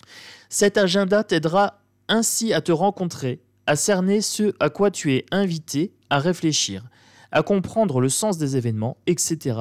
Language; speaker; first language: French; native; French